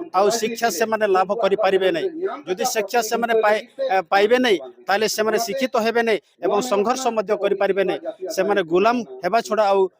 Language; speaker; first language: Odia; non-native, local second language; Santali